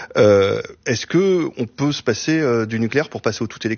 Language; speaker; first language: French; native; French